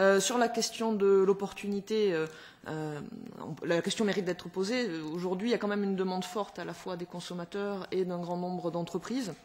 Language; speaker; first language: French; native; French